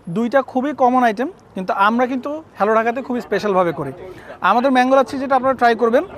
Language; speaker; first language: Bangla; native; Bangla